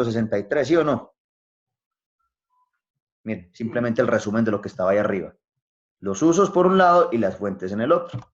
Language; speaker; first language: Spanish; native; Spanish